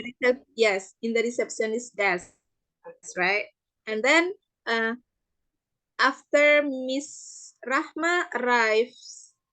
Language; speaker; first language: English; non-native, fluent; Indonesian